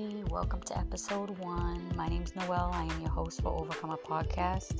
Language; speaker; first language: English; native; English